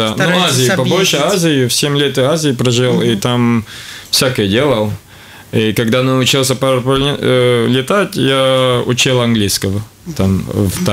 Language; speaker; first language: Russian; non-native, local second language; Latvian